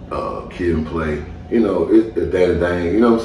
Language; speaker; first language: English; native; English